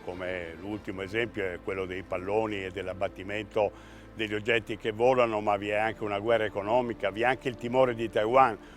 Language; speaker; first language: Italian; native; Italian